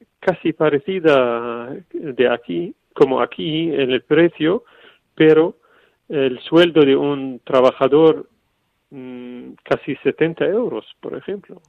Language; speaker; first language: Spanish; non-native, fluent; Arabic